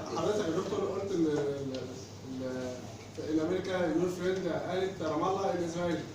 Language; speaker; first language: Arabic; native; Arabic